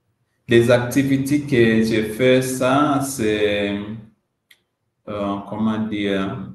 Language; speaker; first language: French; non-native, learner; Swahili